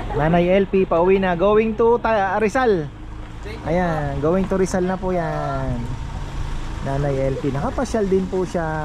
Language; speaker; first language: Filipino; native; Filipino